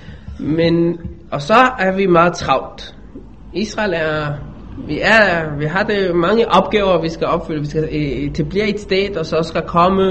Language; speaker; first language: Danish; non-native, fluent; Hebrew